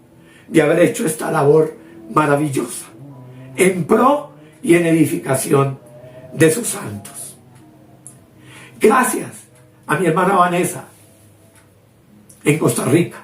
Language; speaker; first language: Spanish; native; Spanish